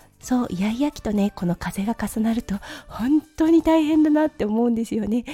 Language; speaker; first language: Japanese; native; Japanese